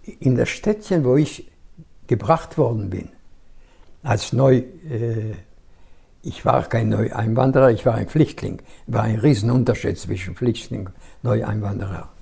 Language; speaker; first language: German; non-native, fluent; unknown